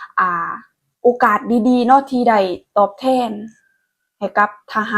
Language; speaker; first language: Thai; non-native, local second language; Lao